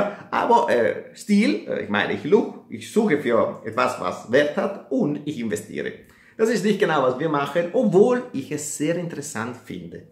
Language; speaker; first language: German; non-native, fluent; Italian